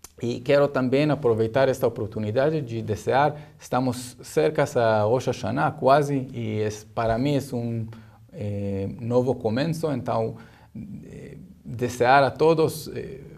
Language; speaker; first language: Portuguese; non-native, learner; Hebrew